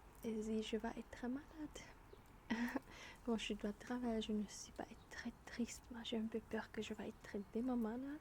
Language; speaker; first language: French; non-native, learner; German